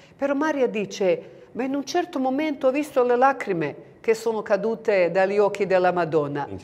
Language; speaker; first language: Italian; non-native, fluent; Bosnian